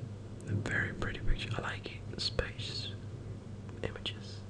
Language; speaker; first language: English; non-native, fluent; Danish